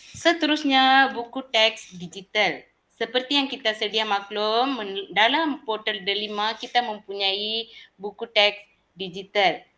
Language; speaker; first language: Malay; non-native, local second language; Tamil